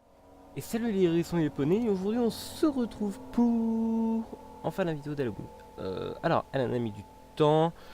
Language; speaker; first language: French; native; French